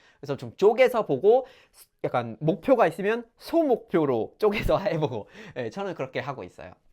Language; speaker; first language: Korean; non-native, fluent; English